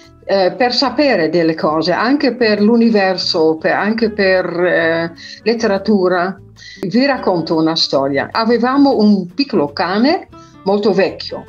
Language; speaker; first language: Italian; non-native, fluent; Dutch